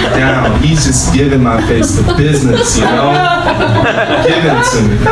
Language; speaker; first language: English; native; English